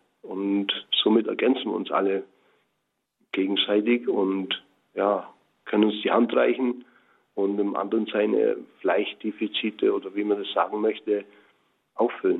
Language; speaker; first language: German; native; German